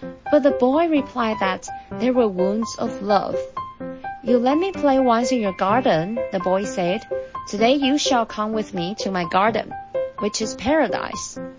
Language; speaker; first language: English; non-native, fluent; Chinese